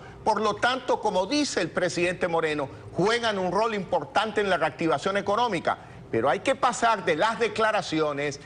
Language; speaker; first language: Spanish; native; Spanish